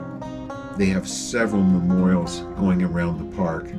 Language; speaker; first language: English; native; English